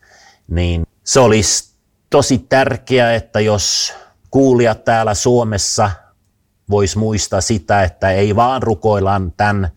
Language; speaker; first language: Finnish; non-native, fluent; Swedish